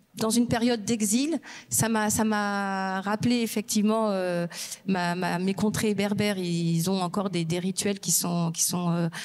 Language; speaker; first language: French; non-native, local second language; Berber languages